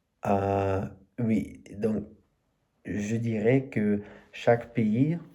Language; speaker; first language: French; non-native, learner; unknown